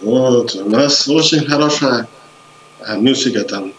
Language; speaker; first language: Russian; non-native, fluent; Spanish